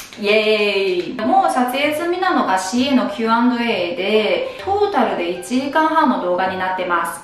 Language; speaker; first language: Japanese; non-native, fluent; Chinese